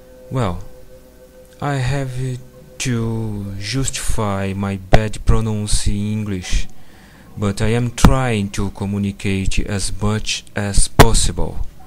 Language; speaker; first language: English; non-native, learner; Portuguese